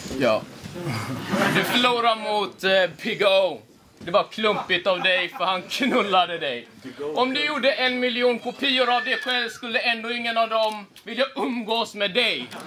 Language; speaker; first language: Swedish; native; Swedish